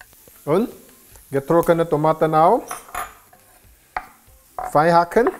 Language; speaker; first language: German; non-native, learner; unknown